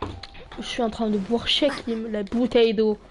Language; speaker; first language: French; native; French